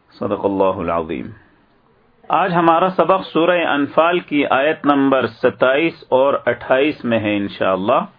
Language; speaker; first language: Urdu; native; Urdu